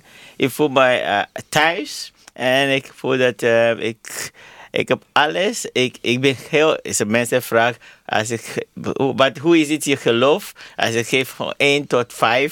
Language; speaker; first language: Dutch; non-native, learner; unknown